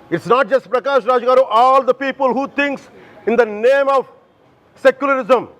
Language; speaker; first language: English; non-native, local second language; Telugu